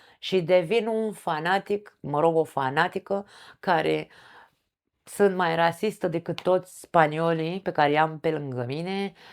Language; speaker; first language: Romanian; native; Romanian